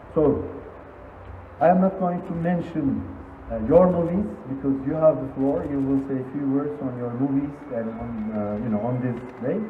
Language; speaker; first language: English; non-native, fluent; Turkish